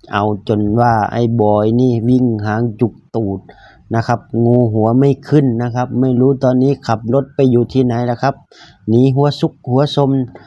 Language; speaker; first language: Thai; native; Thai